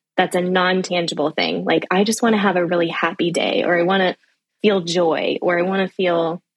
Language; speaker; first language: English; native; English